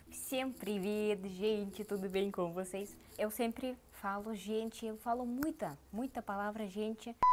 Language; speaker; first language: Portuguese; non-native, learner; Russian